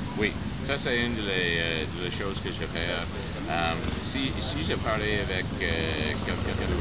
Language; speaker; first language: French; non-native, local second language; English